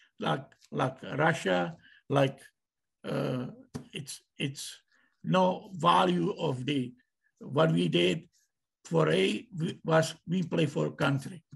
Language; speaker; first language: English; non-native, learner; Czech